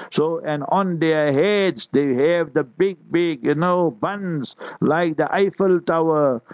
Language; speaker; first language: English; native; English